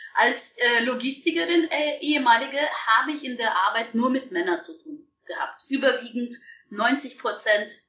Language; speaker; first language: German; non-native, fluent; Russian